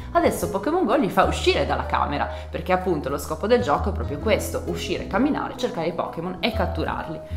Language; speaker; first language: Italian; non-native, fluent; Serbian